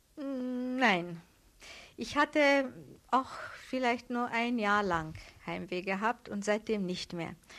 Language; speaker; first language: German; non-native, fluent; Hungarian